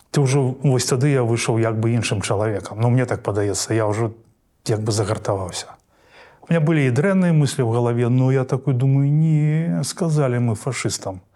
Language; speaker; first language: Belarusian; non-native, local second language; Russian